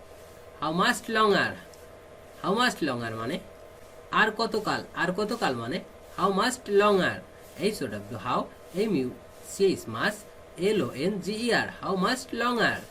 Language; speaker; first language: English; non-native, fluent; Bangla